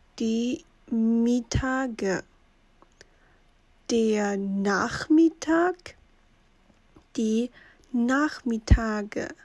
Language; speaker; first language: German; non-native, fluent; Chinese